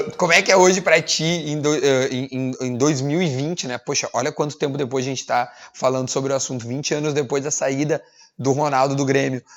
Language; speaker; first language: Portuguese; native; Portuguese